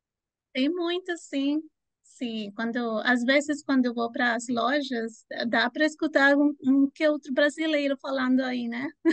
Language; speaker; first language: Portuguese; non-native, fluent; Spanish